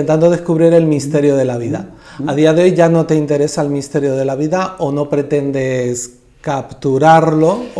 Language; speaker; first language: Spanish; native; Spanish